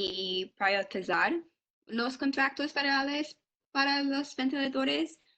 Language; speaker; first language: Spanish; non-native, learner; English